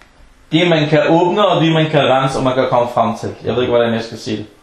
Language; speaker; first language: Danish; non-native, fluent; Arabic